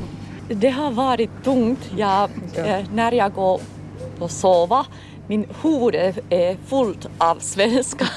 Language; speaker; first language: Swedish; non-native, learner; Finnish